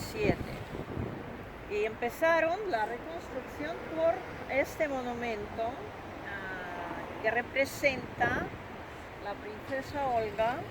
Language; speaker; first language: Spanish; non-native, fluent; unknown